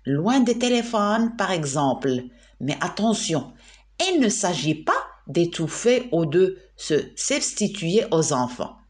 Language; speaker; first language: French; non-native, local second language; Arabic